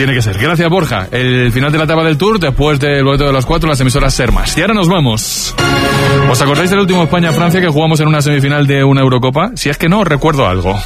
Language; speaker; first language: Spanish; native; Spanish